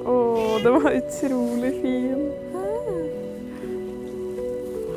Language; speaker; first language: Norwegian; native; Norwegian